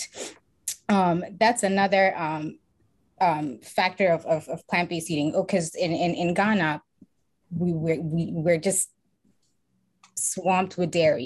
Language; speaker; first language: English; non-native, local second language; Akan